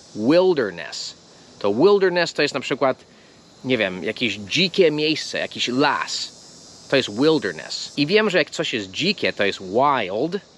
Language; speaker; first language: Polish; non-native, fluent; English